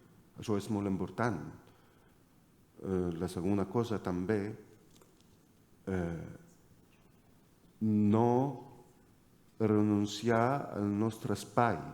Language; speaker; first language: Catalan; non-native, fluent; Arabic